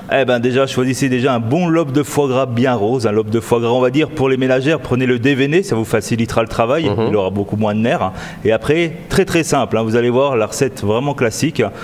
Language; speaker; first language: French; native; French